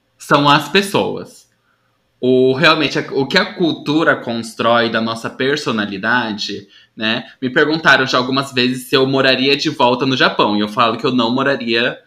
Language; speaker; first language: Portuguese; early bilingual, heritage; Portuguese